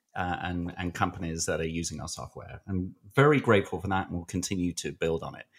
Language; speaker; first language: English; native; English